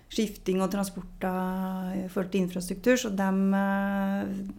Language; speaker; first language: Norwegian; native; Norwegian